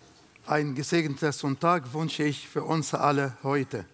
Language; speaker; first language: German; non-native, learner; Arabic